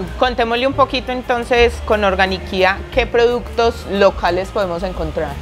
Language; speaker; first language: Spanish; native; Spanish